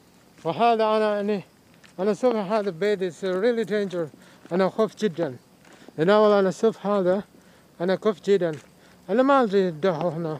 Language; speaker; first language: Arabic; non-native, learner; Indonesian